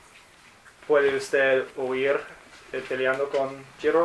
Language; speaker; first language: Spanish; non-native, learner; English